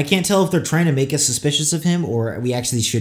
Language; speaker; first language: English; native; English